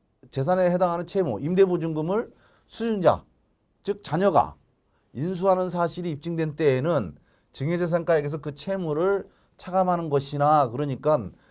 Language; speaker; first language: Korean; native; Korean